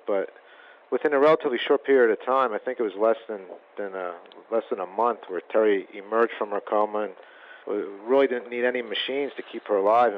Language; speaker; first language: English; native; English